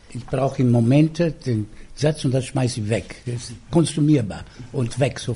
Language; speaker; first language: German; non-native, fluent; Italian